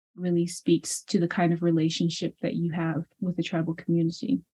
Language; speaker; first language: English; early bilingual, other home language; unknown